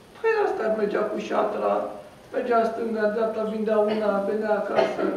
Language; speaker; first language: Romanian; non-native, local second language; Romany